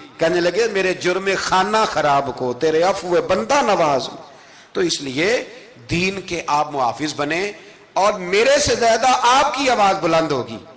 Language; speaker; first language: Urdu; non-native, local second language; Punjabi